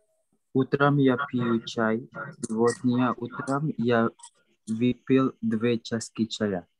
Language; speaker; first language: Russian; non-native, learner; Indonesian